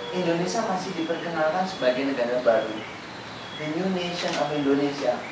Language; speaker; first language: Indonesian; native; Indonesian